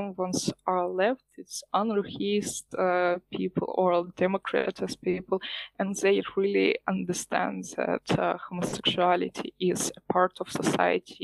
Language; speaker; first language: English; non-native, learner; Ukrainian